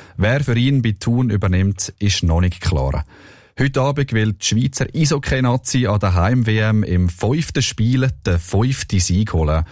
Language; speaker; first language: German; native; German